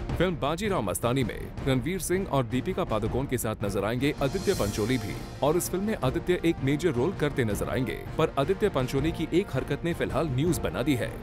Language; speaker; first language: Hindi; native; Hindi